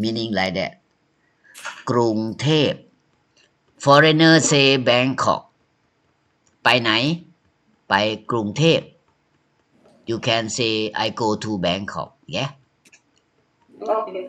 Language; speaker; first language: English; non-native, learner; Thai